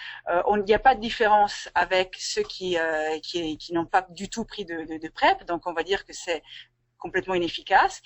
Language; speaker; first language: French; native; French